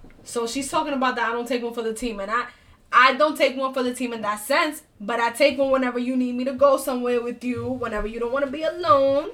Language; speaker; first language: English; early bilingual, other home language; Spanish